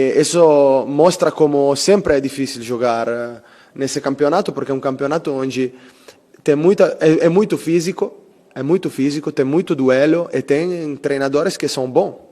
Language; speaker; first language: Portuguese; non-native, fluent; Italian